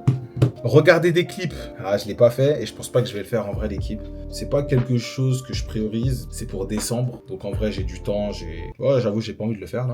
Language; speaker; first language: French; native; French